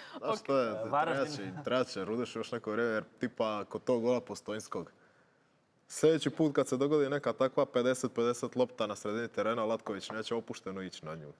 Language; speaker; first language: Croatian; native; Croatian